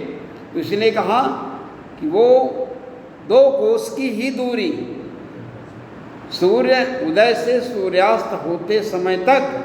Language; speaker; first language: Hindi; native; Hindi